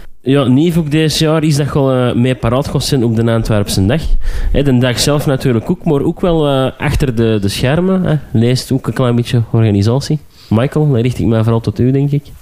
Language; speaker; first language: Dutch; native; Dutch